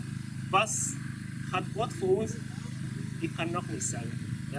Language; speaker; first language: German; non-native, learner; Spanish